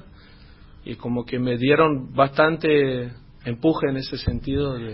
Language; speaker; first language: Spanish; non-native, fluent; Dutch